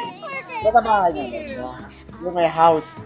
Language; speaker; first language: English; non-native, learner; Filipino